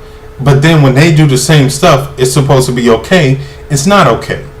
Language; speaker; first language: English; native; English